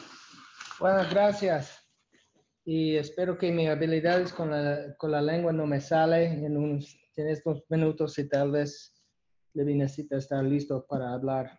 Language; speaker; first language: Spanish; non-native, learner; English